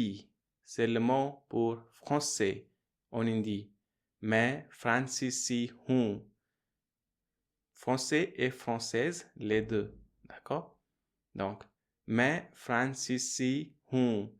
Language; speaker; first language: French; non-native, fluent; Hindi